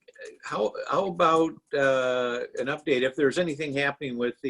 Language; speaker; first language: English; native; English